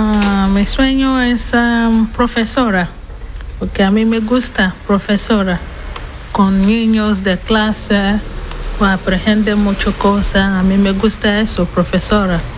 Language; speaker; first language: Spanish; non-native, learner; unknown